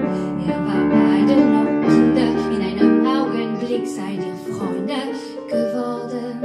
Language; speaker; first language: German; non-native, fluent; French